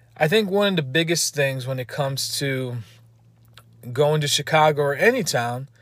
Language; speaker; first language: English; native; English